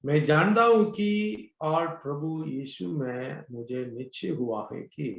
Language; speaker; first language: Hindi; non-native, local second language; Malayalam